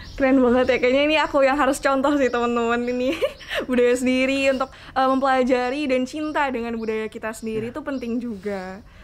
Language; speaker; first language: Indonesian; native; Indonesian